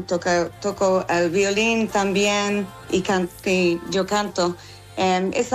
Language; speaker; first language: Spanish; non-native, learner; English